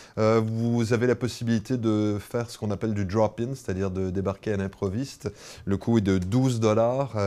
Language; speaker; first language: French; native; French